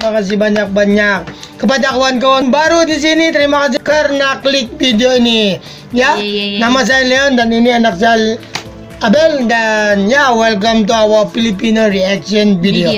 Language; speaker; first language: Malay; non-native, learner; Filipino